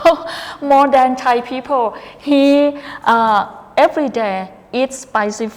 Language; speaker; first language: English; non-native, fluent; Thai